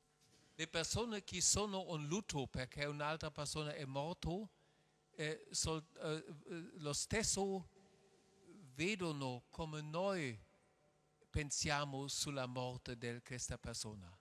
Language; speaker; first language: Italian; non-native, learner; German